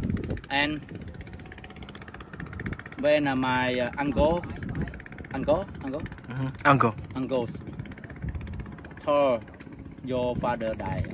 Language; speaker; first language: English; non-native, learner; Khmer